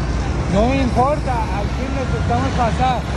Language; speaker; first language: Spanish; non-native, learner; Persian